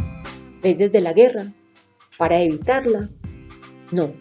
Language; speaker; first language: Spanish; native; Spanish